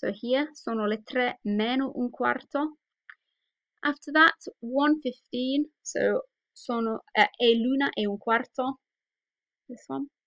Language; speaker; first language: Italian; non-native, fluent; English